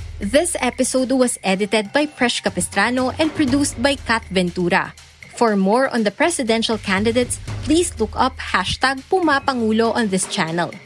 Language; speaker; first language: English; non-native, local second language; Filipino